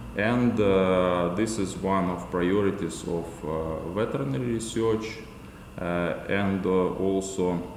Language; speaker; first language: English; non-native, fluent; Russian